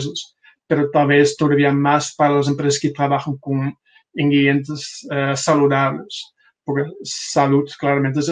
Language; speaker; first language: Spanish; non-native, fluent; Dutch